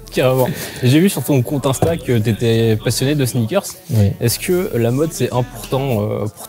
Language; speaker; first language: French; native; French